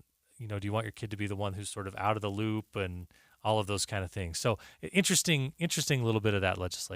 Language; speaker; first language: English; native; English